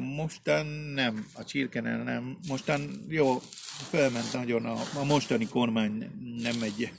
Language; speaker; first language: Hungarian; early bilingual, heritage; Spanish